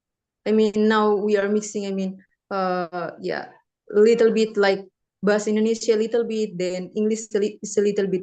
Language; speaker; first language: English; non-native, fluent; Indonesian